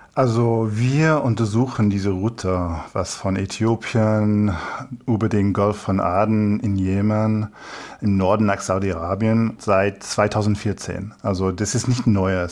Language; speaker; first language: German; non-native, fluent; English